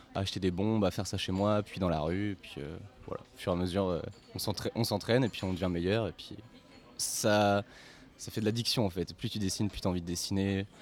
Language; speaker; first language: French; native; French